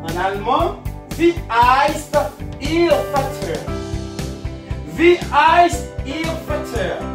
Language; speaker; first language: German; non-native, learner; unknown